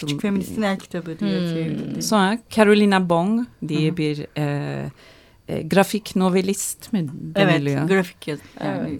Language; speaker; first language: Turkish; non-native, fluent; Swedish